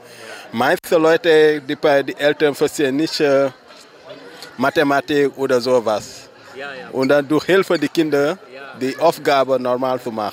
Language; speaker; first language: German; non-native, learner; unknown